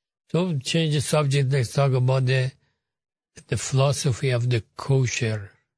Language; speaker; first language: English; non-native, fluent; Persian